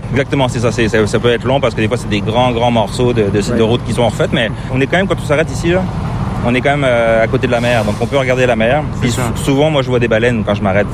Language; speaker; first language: French; native; French